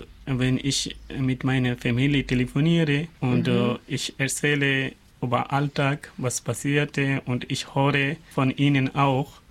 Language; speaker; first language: German; non-native, learner; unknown